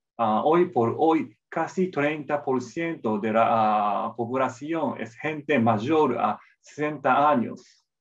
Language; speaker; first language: Spanish; non-native, fluent; Japanese